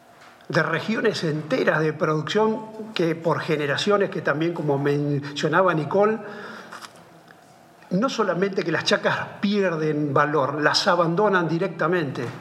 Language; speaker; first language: Spanish; native; Spanish